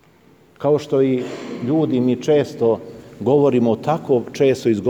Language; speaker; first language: Serbian; native; Serbian